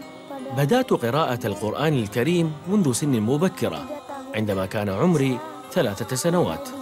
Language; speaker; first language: Arabic; non-native, learner; Indonesian